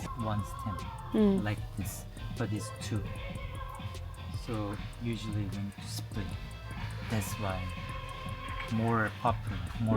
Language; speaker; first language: English; non-native, learner; Korean